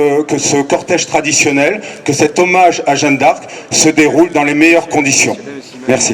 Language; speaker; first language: French; native; French